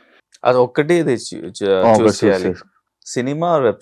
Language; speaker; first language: Telugu; non-native, learner; Hindi